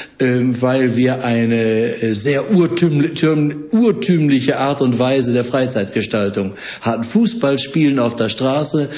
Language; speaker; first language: German; native; German